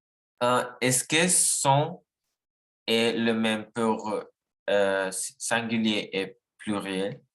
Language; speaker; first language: French; non-native, learner; Spanish